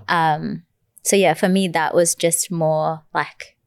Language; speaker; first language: English; early bilingual, other home language; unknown